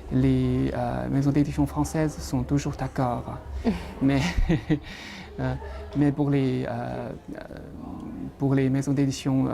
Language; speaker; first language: French; non-native, fluent; Chinese